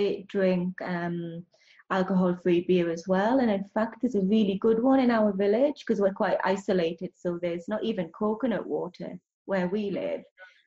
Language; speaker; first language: English; native; English